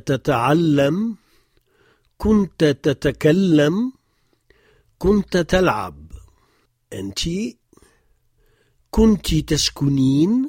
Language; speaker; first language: Arabic; non-native, fluent; French